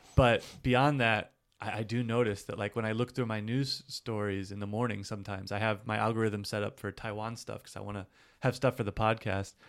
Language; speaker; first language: English; native; English